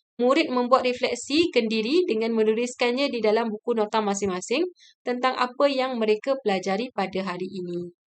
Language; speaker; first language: Malay; native; Malay